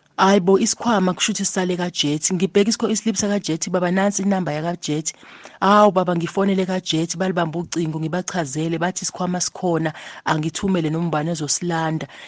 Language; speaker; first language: Zulu; native; Zulu